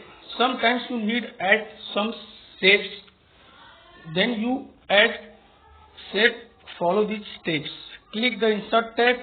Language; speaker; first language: English; non-native, local second language; Hindi